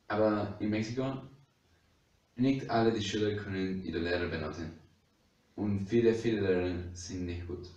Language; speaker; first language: German; non-native, learner; Spanish